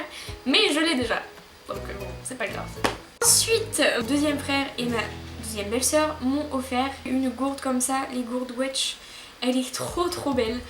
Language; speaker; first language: French; native; French